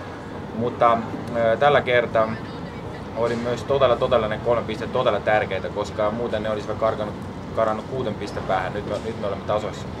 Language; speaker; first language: Finnish; non-native, fluent; Estonian